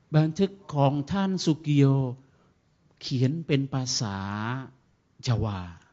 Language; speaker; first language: Thai; non-native, fluent; Indonesian